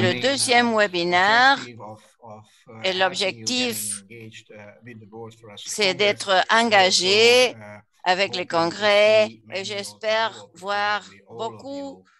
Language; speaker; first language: French; non-native, fluent; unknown